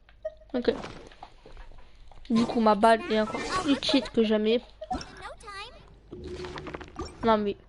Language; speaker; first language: French; native; French